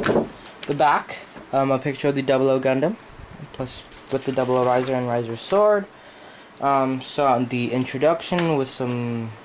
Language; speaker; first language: English; native; English